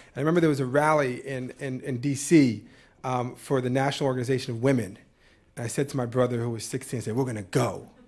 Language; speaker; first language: English; native; English